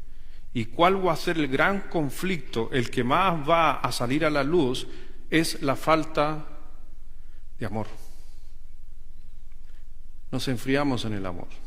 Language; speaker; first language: Spanish; native; Spanish